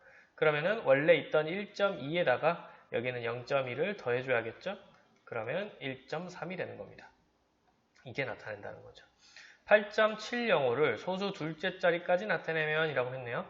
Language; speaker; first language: Korean; native; Korean